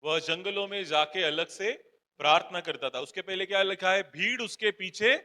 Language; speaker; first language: Hindi; non-native, local second language; Marathi